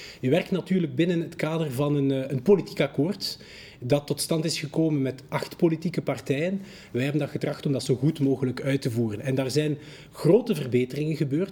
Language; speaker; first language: Dutch; native; Dutch